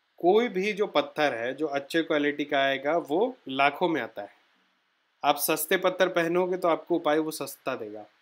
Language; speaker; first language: Hindi; native; Hindi